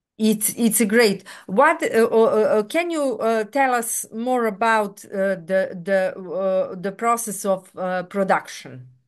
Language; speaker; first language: English; non-native, fluent; Serbian